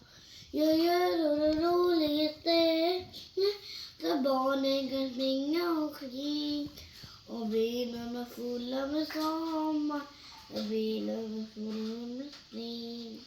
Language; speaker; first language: Swedish; early bilingual, other home language; Bangla